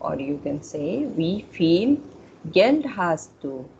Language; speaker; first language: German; non-native, fluent; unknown